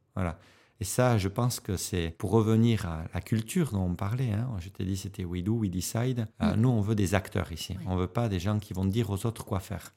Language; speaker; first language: French; native; French